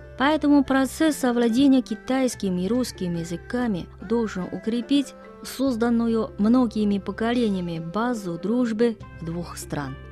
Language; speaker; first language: Russian; non-native, fluent; Chinese